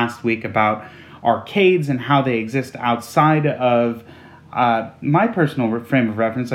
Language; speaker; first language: English; native; English